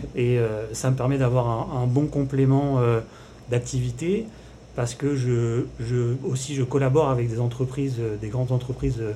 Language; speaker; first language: French; native; French